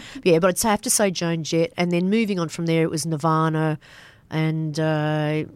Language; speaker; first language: English; native; English